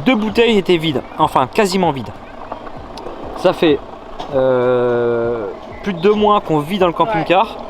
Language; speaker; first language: French; native; French